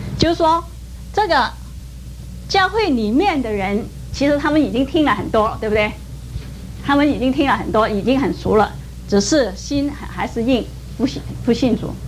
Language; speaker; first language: Chinese; non-native, local second language; Cantonese